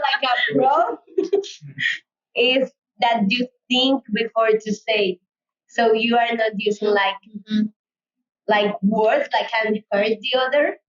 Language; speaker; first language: English; non-native, learner; Spanish